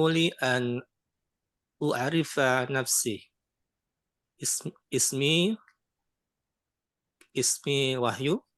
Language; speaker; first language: Arabic; non-native, learner; Indonesian